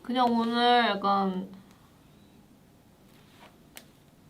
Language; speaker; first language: Korean; native; Korean